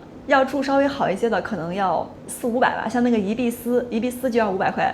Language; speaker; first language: Chinese; native; Chinese